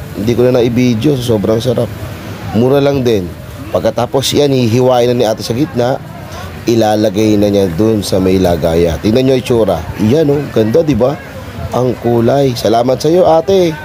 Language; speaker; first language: Filipino; native; Filipino